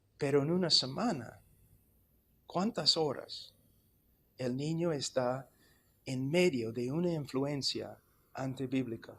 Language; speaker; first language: Spanish; non-native, fluent; English